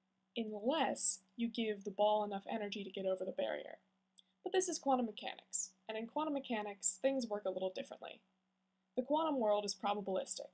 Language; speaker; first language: English; native; English